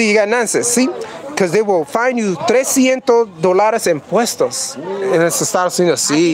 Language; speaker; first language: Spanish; non-native, learner; English